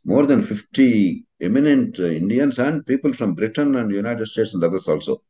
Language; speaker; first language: English; non-native, local second language; Telugu